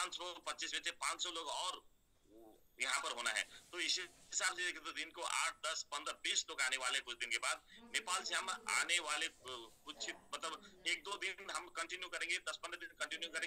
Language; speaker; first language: Hindi; native; Hindi